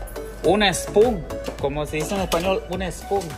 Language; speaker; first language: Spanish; early bilingual, heritage; English